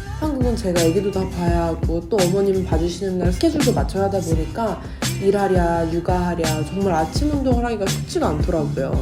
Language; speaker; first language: Korean; native; Korean